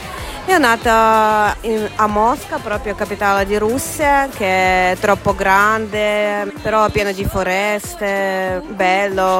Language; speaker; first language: Italian; non-native, learner; Russian